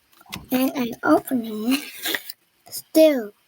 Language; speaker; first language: English; non-native, learner; Korean